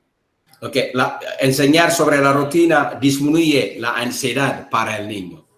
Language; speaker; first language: Spanish; non-native, learner; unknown